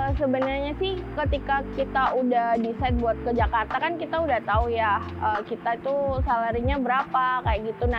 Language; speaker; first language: Indonesian; native; Indonesian